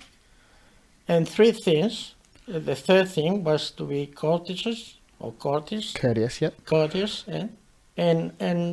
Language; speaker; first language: English; non-native, fluent; Spanish